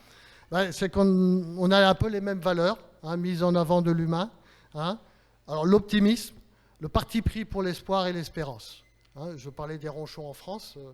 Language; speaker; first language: French; native; French